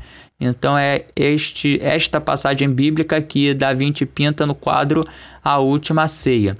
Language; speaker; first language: Portuguese; native; Portuguese